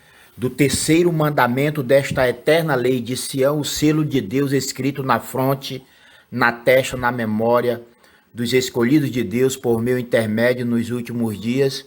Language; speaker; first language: Portuguese; native; Portuguese